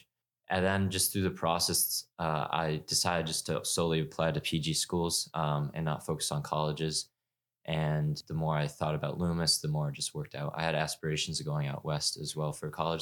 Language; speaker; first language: English; native; English